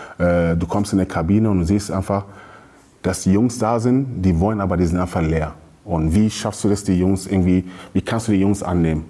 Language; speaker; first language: German; early bilingual, other home language; Akan